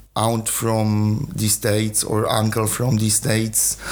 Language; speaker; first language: English; non-native, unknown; Polish